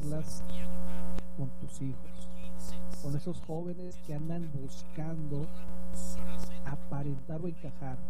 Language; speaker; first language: Spanish; native; Spanish